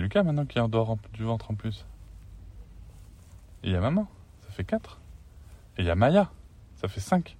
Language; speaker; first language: French; native; French